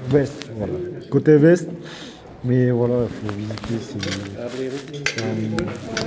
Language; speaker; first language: French; non-native, learner; Uzbek